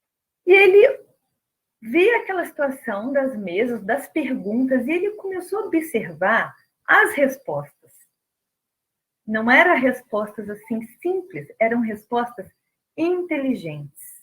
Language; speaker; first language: Portuguese; native; Portuguese